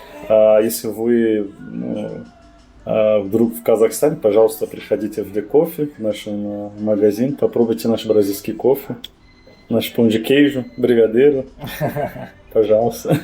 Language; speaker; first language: Russian; non-native, fluent; Portuguese